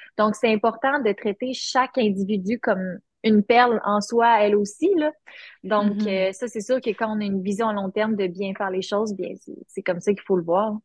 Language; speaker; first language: French; native; French